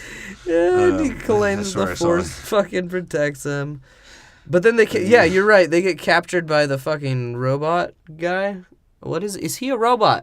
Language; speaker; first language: English; native; English